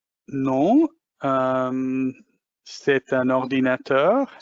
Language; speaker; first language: French; non-native, learner; English